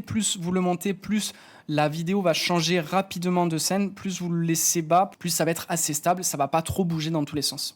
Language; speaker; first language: French; native; French